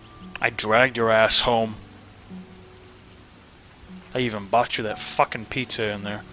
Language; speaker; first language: English; native; English